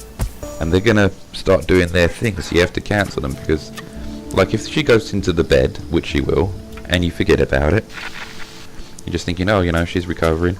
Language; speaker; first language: English; native; English